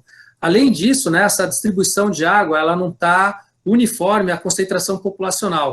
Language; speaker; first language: Portuguese; native; Portuguese